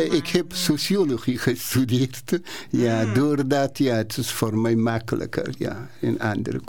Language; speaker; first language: Dutch; non-native, learner; Persian